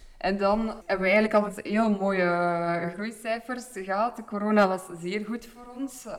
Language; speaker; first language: Dutch; native; Dutch